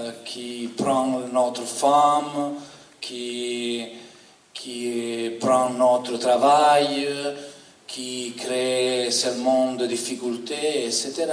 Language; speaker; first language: French; non-native, learner; Italian